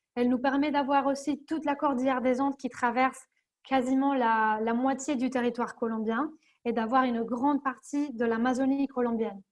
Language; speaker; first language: French; non-native, fluent; Spanish